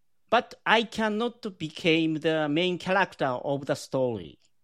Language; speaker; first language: English; non-native, learner; Japanese